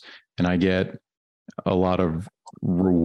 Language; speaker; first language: English; native; English